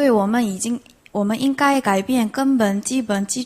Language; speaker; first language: Chinese; non-native, fluent; Korean